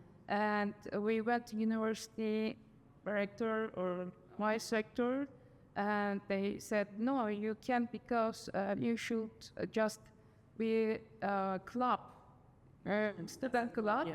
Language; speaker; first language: English; non-native, learner; Turkish